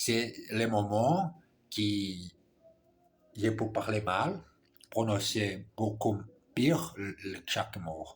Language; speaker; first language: French; non-native, learner; English